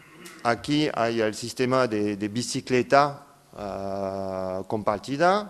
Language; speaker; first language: Spanish; non-native, fluent; French